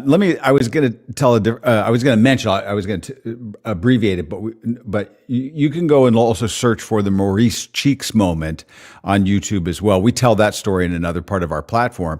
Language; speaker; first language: English; native; English